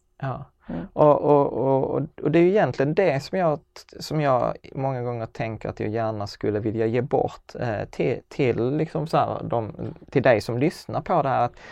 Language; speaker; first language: Swedish; native; Swedish